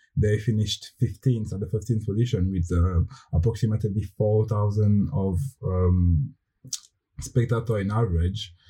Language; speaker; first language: English; non-native, fluent; French